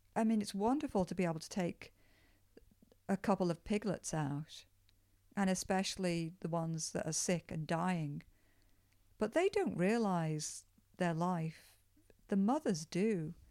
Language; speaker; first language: English; native; English